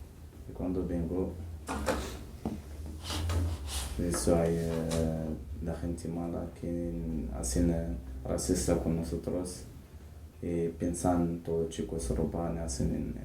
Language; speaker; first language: Spanish; non-native, learner; Arabic